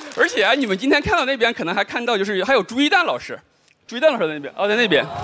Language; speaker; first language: Chinese; native; Chinese